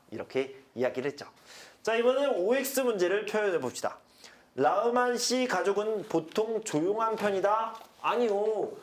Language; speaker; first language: Korean; native; Korean